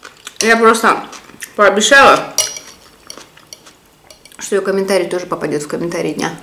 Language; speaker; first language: Russian; native; Russian